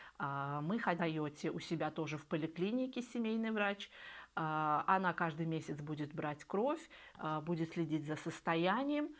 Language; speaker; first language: Russian; native; Russian